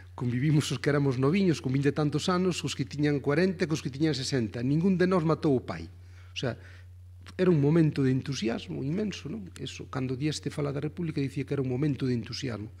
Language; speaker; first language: Galician; native; Galician